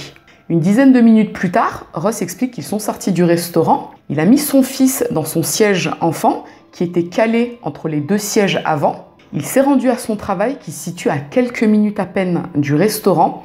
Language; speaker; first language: French; native; French